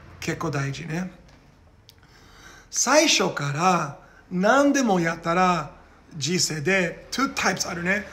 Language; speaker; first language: Japanese; non-native, learner; Portuguese